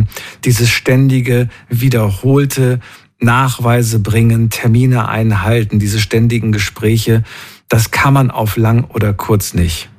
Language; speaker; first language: German; native; German